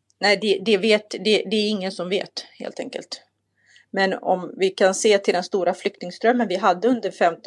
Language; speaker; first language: Swedish; native; Swedish